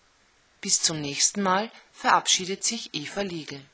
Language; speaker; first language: German; native; German